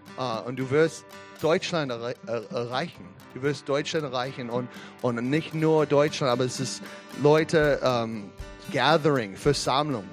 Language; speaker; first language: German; non-native, fluent; English